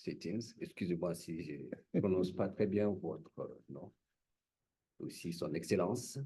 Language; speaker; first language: French; non-native, local second language; Bambara